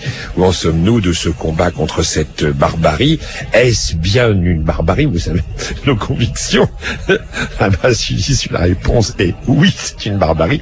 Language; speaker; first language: French; native; French